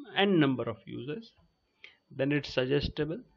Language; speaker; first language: English; non-native, local second language; Gujarati